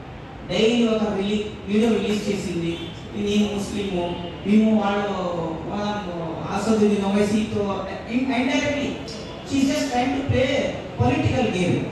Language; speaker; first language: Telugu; non-native, local second language; Urdu